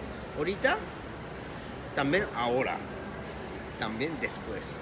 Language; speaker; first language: Spanish; non-native, learner; Japanese